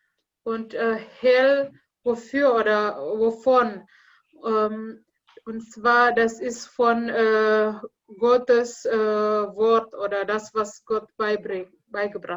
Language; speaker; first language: German; non-native, learner; Indonesian